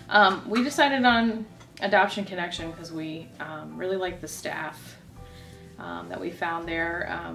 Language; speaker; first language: English; native; English